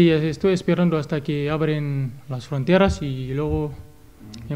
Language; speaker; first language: Spanish; non-native, learner; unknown